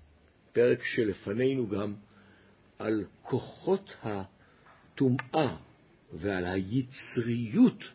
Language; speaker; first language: Hebrew; native; Hebrew